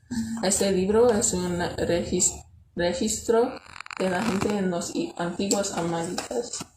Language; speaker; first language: Spanish; non-native, learner; English